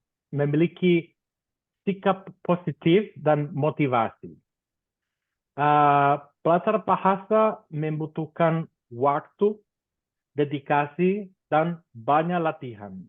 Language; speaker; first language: Indonesian; non-native, fluent; Spanish